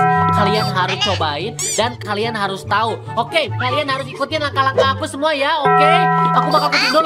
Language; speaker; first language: Indonesian; native; Indonesian